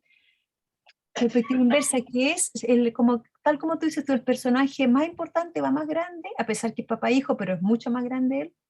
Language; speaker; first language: Spanish; native; Spanish